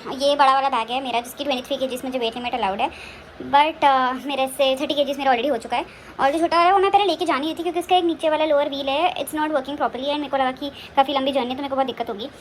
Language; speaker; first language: Hindi; native; Hindi